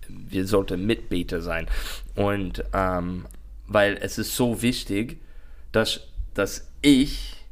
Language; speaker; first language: German; non-native, learner; English